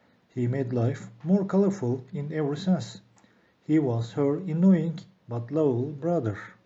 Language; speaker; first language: English; non-native, fluent; Turkish